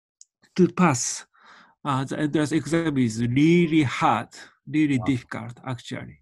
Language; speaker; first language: English; non-native, learner; Japanese